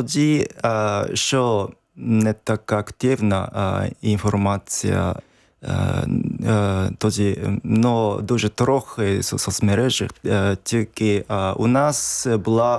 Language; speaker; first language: Ukrainian; non-native, fluent; Japanese